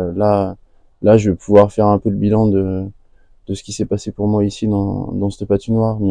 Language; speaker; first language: French; native; French